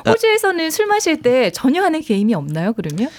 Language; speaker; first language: Korean; native; Korean